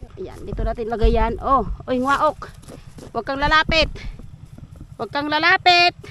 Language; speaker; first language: Filipino; native; Filipino